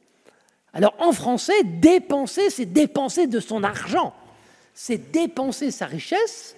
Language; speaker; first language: French; native; French